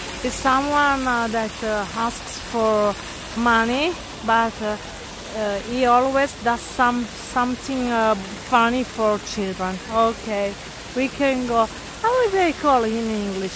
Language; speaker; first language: English; non-native, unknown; Italian